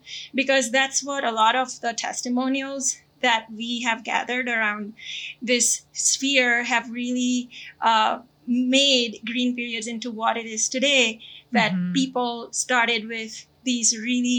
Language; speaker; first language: English; non-native, local second language; Gujarati